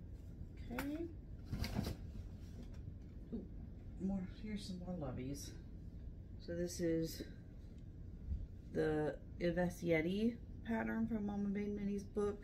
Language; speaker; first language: English; native; English